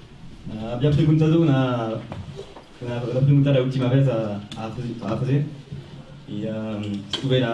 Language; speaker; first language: Spanish; non-native, fluent; French